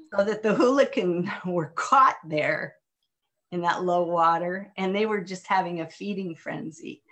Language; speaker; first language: English; native; English